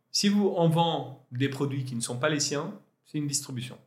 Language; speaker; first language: French; non-native, local second language; Arabic